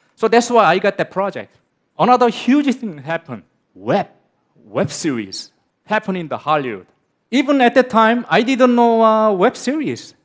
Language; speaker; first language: English; non-native, learner; Korean